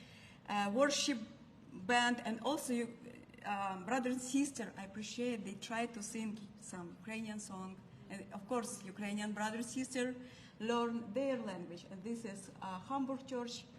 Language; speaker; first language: English; non-native, learner; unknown